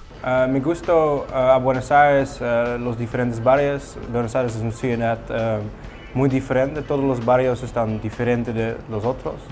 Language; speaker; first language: Spanish; non-native, learner; Dutch